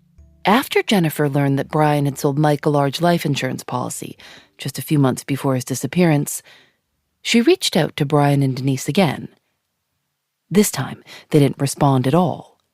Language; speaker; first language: English; native; English